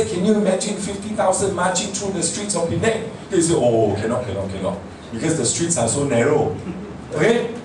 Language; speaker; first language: English; non-native, local second language; Min Nan Chinese